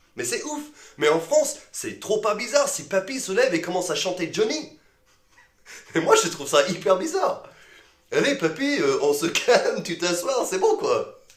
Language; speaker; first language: French; non-native, fluent; English